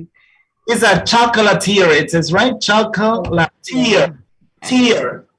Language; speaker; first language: English; non-native, fluent; Spanish